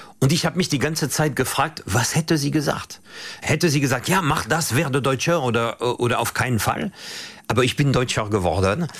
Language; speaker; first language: German; non-native, fluent; French